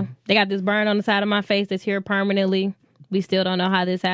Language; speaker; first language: English; native; English